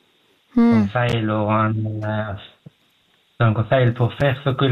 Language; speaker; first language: French; non-native, learner; Pashto